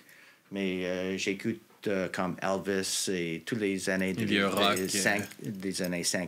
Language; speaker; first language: French; non-native, local second language; English